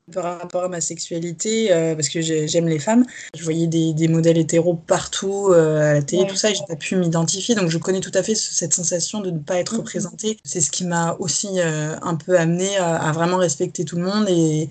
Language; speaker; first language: French; native; French